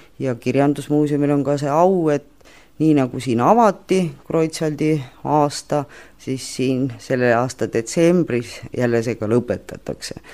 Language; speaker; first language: Estonian; native; Estonian